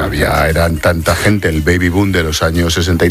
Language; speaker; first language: Spanish; native; Spanish